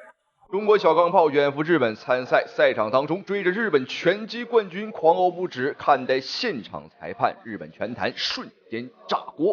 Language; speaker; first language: Chinese; native; Chinese